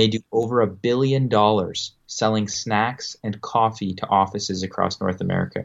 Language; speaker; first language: English; native; English